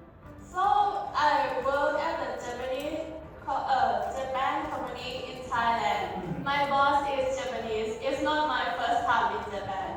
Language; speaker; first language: English; non-native, learner; Thai